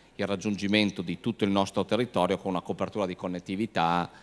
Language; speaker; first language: Italian; native; Italian